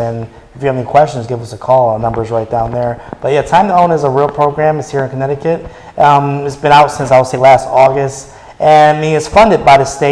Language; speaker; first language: English; native; English